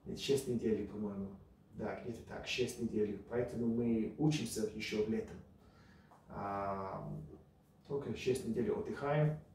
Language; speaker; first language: Russian; early bilingual, heritage; Russian